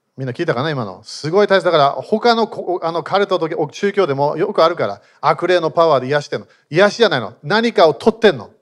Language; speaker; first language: Japanese; non-native, fluent; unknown